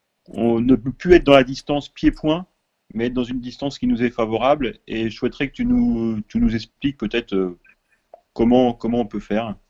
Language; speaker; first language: French; native; French